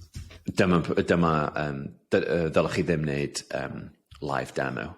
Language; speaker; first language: Welsh; non-native, local second language; English